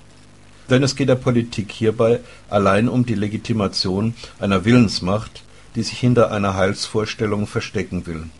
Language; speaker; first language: German; native; German